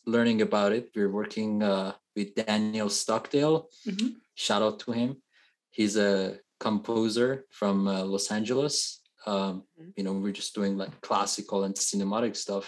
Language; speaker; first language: English; non-native, fluent; Persian